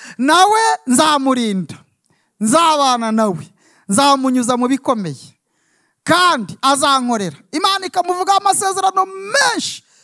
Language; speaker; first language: Kinyarwanda; native; Kinyarwanda